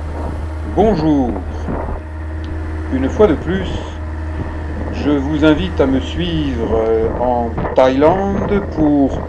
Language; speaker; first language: French; native; French